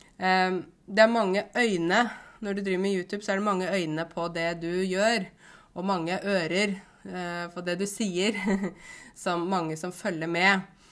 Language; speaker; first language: Norwegian; native; Norwegian